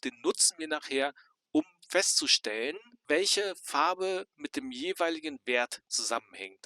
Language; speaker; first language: German; native; German